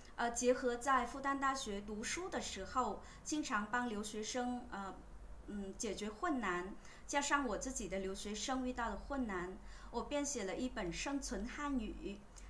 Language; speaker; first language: Chinese; non-native, fluent; Vietnamese